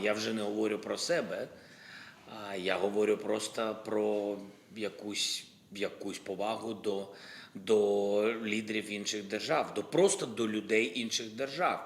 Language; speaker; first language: Ukrainian; non-native, local second language; Russian